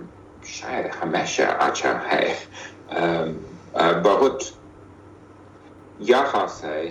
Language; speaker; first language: Hindi; non-native, learner; English